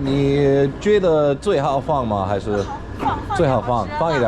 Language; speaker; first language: Chinese; non-native, learner; English